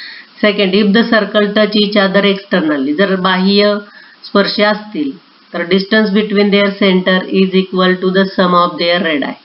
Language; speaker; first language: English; non-native, local second language; Marathi